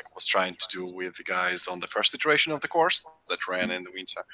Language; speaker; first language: English; non-native, fluent; Russian